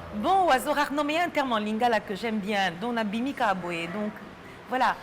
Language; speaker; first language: French; native; French